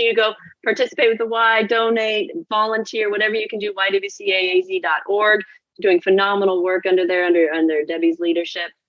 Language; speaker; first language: English; native; English